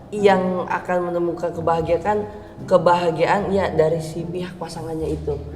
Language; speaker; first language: Indonesian; native; Indonesian